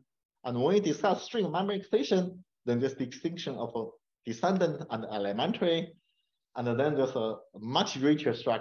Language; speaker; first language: English; non-native, fluent; Chinese